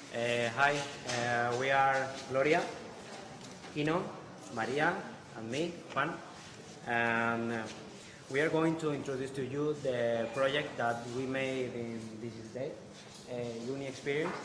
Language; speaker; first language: English; non-native, learner; Spanish